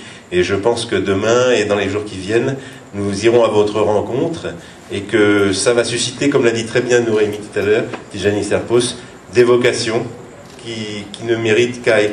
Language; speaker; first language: French; native; French